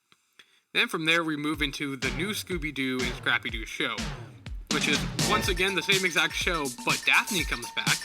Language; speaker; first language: English; native; English